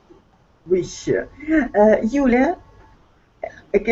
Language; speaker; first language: French; non-native, fluent; Russian